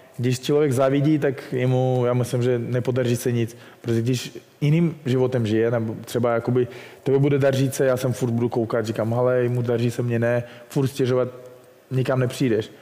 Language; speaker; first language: Czech; non-native, fluent; Russian